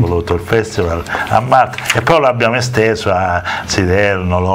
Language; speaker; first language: Italian; native; Italian